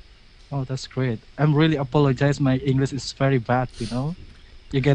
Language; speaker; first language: English; non-native, learner; Indonesian